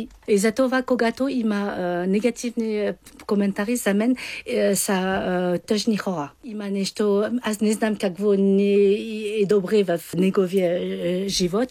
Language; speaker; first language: Bulgarian; non-native, learner; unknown